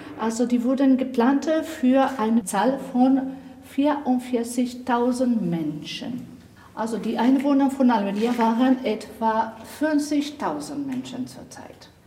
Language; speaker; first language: German; non-native, fluent; Spanish